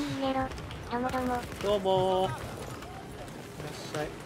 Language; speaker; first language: Japanese; native; Japanese